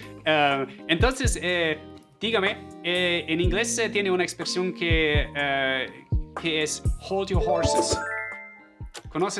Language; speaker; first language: Spanish; non-native, fluent; German